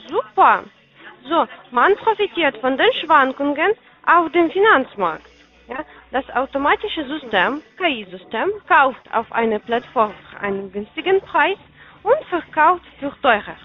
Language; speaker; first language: German; non-native, fluent; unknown